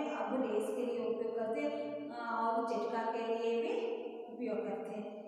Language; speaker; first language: Hindi; non-native, local second language; Kannada